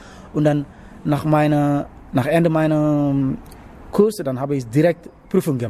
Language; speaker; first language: German; non-native, learner; Wolof